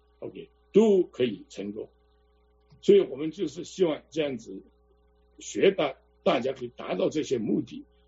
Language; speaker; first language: Chinese; non-native, local second language; Cantonese